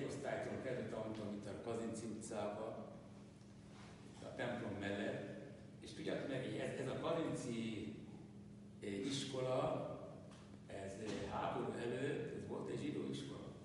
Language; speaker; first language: Hungarian; non-native, local second language; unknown